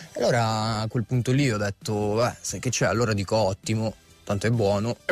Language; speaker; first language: Italian; early bilingual, other home language; Romanian